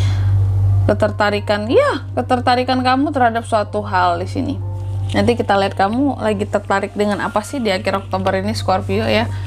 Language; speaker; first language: Indonesian; native; Indonesian